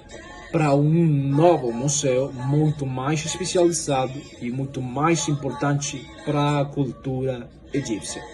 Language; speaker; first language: Portuguese; non-native, fluent; Spanish